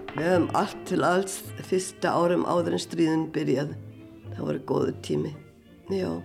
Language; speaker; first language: Icelandic; non-native, fluent; German